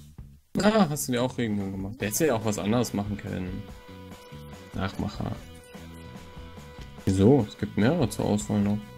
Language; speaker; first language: German; native; German